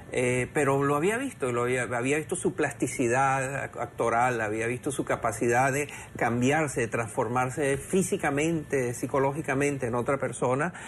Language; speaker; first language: Spanish; native; Spanish